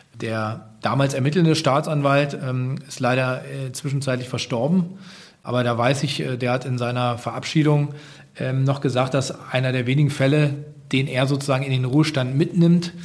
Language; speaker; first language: German; native; German